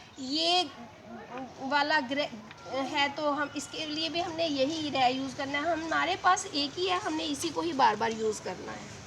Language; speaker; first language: Hindi; non-native, local second language; Punjabi